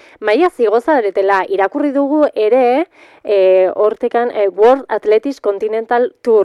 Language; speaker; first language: Basque; native; Basque